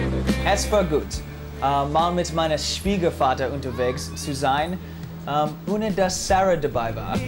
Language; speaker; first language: German; non-native, learner; English